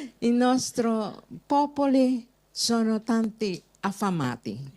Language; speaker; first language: Italian; non-native, learner; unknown